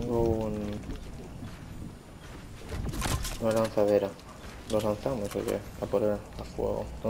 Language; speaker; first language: Spanish; native; Spanish